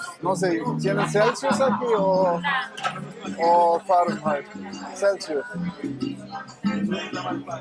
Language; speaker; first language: Spanish; non-native, learner; German